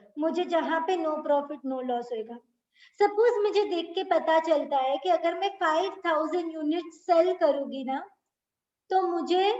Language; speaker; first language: Hindi; native; Hindi